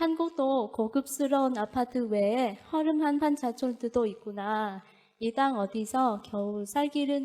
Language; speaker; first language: Korean; non-native, fluent; Vietnamese